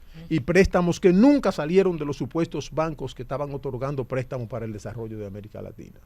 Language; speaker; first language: Spanish; native; Spanish